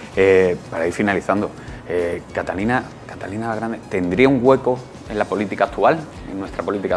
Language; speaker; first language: Spanish; native; Spanish